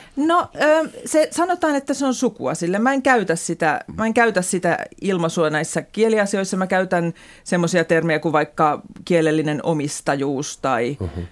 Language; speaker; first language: Finnish; native; Finnish